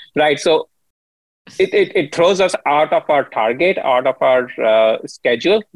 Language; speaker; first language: English; non-native, local second language; Hindi